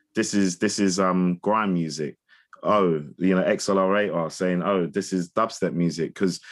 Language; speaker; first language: English; native; English